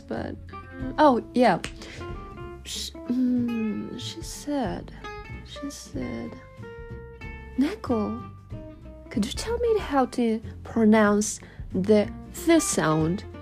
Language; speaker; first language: English; non-native, learner; Japanese